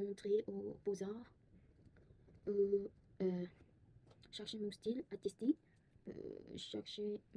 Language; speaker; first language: French; non-native, learner; Korean